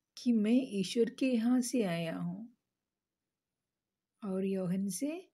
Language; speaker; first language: Hindi; non-native, local second language; Malayalam